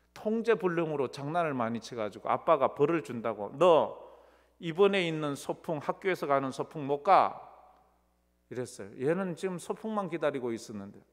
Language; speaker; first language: Korean; native; Korean